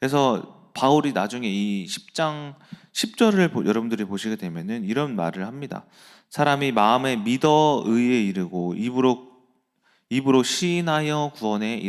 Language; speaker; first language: Korean; native; Korean